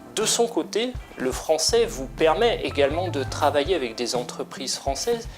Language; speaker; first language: French; native; French